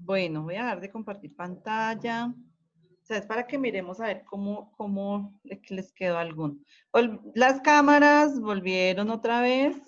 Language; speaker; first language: Spanish; native; Spanish